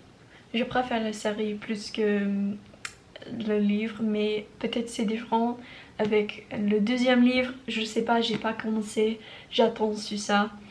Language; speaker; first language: French; non-native, learner; English